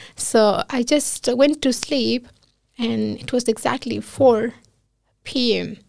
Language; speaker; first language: English; non-native, fluent; Pashto